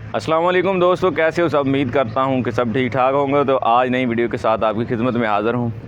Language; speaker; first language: Hindi; non-native, local second language; Punjabi